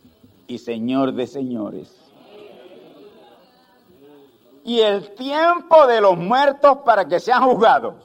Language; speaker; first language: Spanish; native; Spanish